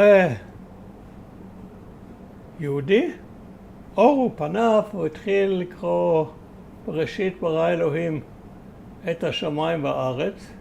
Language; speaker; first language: Hebrew; early bilingual, other home language; German